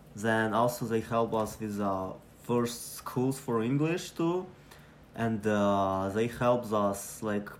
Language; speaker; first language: English; non-native, learner; Ukrainian